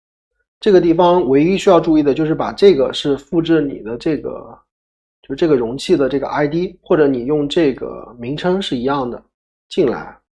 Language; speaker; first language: Chinese; native; Chinese